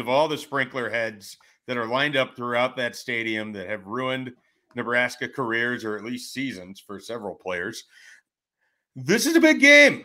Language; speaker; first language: English; native; English